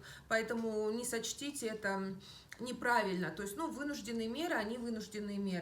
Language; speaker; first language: Russian; native; Russian